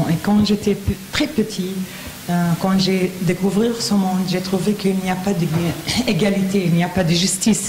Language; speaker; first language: French; non-native, fluent; Arabic